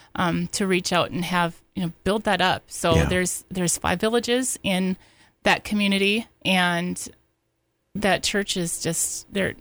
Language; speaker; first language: English; native; English